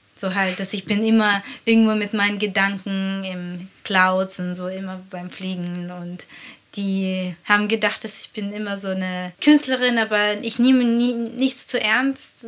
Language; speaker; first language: German; non-native, fluent; Latvian